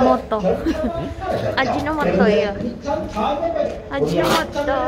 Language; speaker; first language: Korean; non-native, learner; Filipino